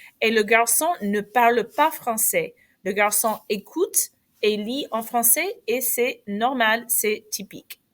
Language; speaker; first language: French; non-native, fluent; English